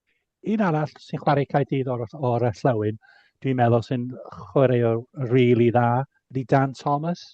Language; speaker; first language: Welsh; non-native, local second language; English